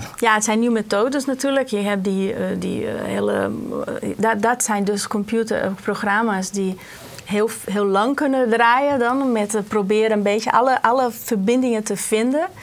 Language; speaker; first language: Dutch; non-native, fluent; Portuguese